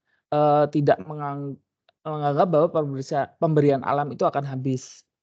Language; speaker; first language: Indonesian; native; Indonesian